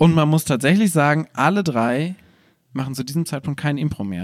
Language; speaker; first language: German; native; German